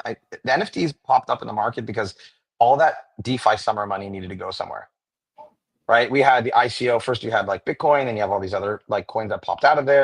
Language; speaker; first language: English; native; English